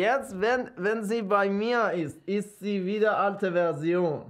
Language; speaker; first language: German; non-native, learner; Persian